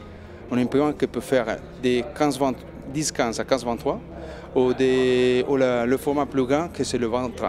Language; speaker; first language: French; non-native, learner; Spanish